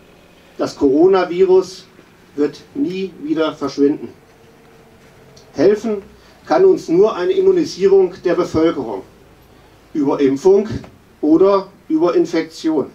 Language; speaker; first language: German; native; German